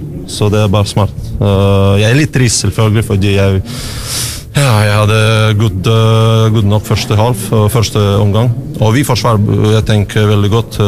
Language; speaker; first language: Norwegian; non-native, learner; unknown